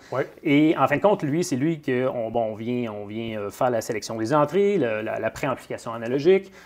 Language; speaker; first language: French; native; French